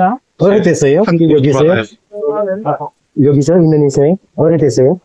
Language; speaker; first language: Korean; non-native, learner; Indonesian